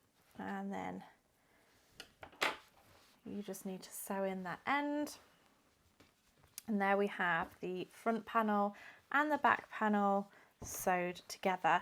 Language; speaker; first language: English; native; English